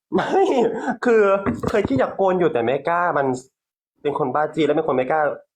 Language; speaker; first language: Thai; native; Thai